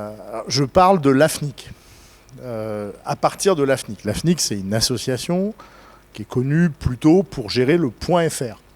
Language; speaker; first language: French; native; French